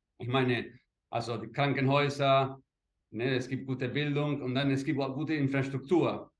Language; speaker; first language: German; early bilingual, heritage; Spanish